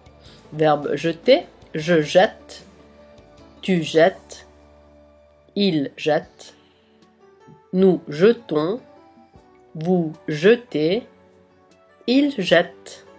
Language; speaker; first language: French; non-native, fluent; Italian